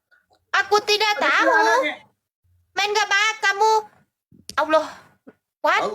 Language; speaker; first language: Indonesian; non-native, learner; Vietnamese